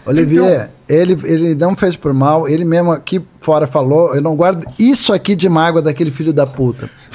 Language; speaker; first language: Portuguese; native; Portuguese